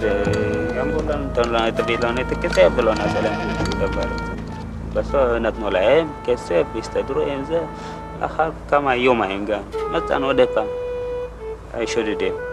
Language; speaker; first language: Hebrew; non-native, learner; Amharic